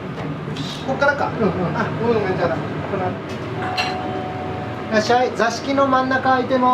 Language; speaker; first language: Japanese; native; Japanese